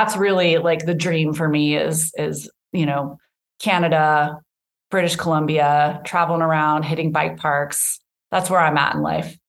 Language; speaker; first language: English; native; English